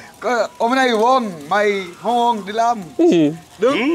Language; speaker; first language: Vietnamese; non-native, learner; Portuguese